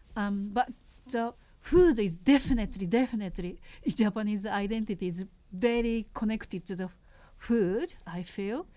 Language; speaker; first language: English; non-native, fluent; Japanese